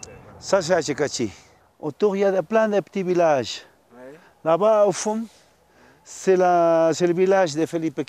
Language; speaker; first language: French; non-native, fluent; Spanish